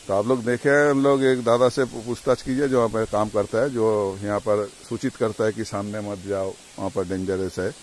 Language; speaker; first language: Hindi; non-native, local second language; Bangla